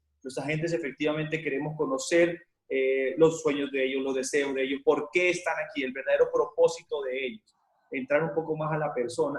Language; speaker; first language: Spanish; native; Spanish